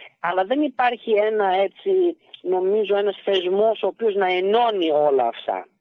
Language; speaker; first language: Greek; early bilingual, heritage; Greek